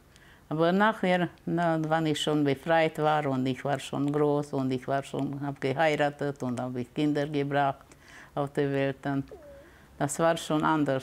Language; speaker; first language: German; early bilingual, heritage; German